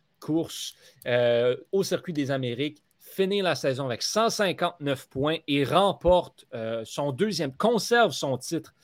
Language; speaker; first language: French; native; French